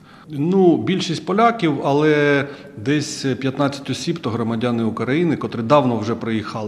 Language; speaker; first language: Ukrainian; non-native, local second language; Russian